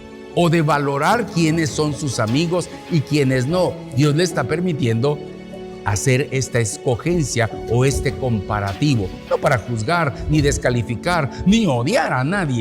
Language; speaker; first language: Spanish; native; Spanish